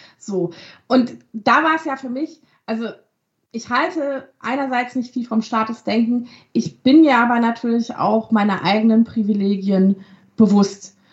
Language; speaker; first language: German; early bilingual, other home language; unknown